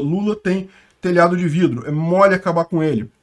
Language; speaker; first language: Portuguese; native; Portuguese